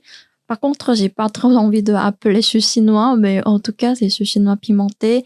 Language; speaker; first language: French; non-native, learner; Korean